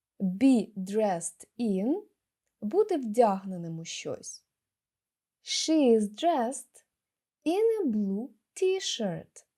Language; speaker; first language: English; non-native, fluent; Ukrainian